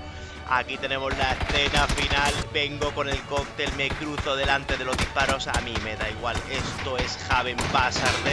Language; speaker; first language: Spanish; native; Spanish